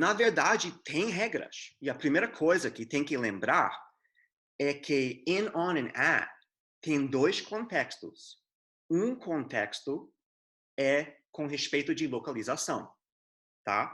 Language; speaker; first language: Portuguese; non-native, fluent; English